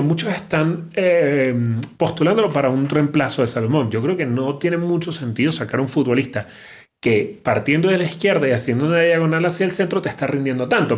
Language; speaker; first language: Spanish; native; Spanish